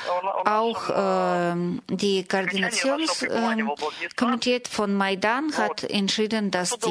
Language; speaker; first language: German; non-native, fluent; Russian